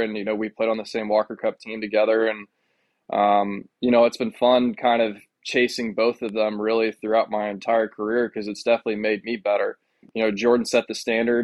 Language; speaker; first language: English; native; English